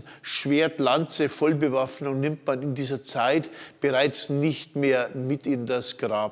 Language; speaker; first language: German; native; German